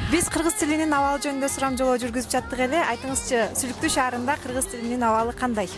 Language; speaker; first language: Kyrgyz; native; Kyrgyz